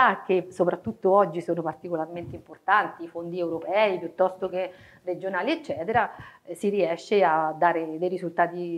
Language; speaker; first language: Italian; native; Italian